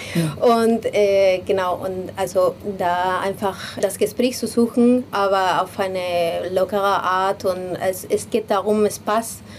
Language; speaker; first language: German; non-native, learner; Spanish